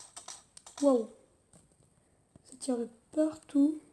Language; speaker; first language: French; native; French